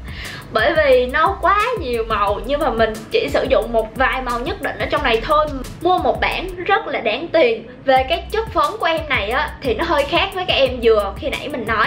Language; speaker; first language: Vietnamese; native; Vietnamese